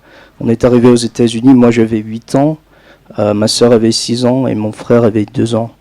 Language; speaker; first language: French; non-native, fluent; English